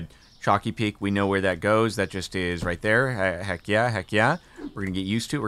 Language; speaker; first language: English; native; English